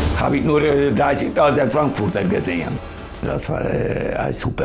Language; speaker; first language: German; non-native, learner; Hungarian